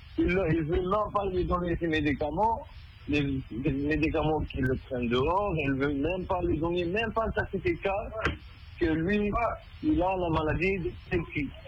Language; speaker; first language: French; non-native, fluent; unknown